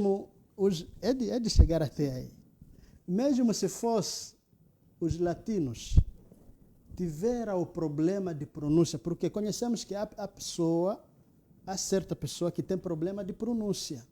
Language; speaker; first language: Portuguese; non-native, local second language; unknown